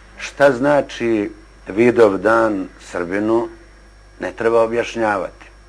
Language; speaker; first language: Bosnian; native; Bosnian